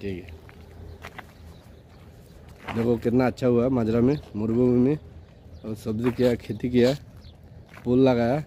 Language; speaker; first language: Hindi; non-native, learner; Bangla